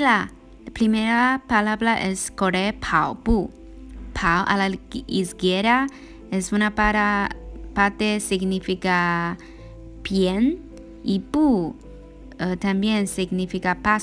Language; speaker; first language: Spanish; non-native, learner; Chinese